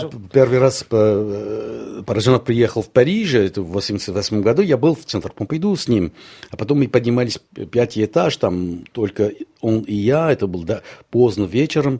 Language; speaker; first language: Russian; non-native, local second language; Armenian